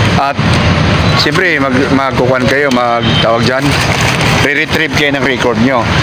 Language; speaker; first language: Filipino; non-native, local second language; Cebuano